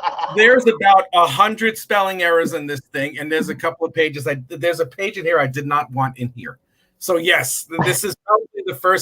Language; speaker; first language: English; native; English